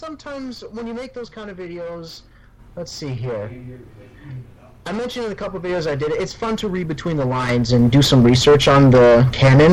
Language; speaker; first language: English; native; English